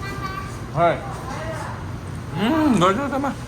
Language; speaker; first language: Japanese; native; Japanese